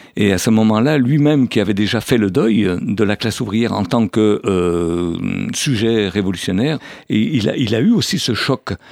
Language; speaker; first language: French; native; French